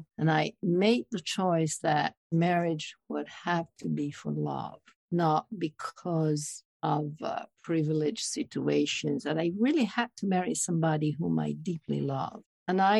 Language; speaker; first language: English; non-native, fluent; Italian